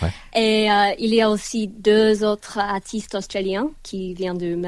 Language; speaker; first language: French; non-native, learner; English